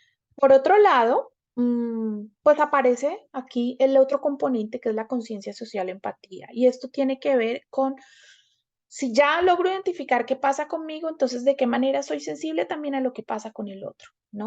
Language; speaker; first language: Spanish; native; Spanish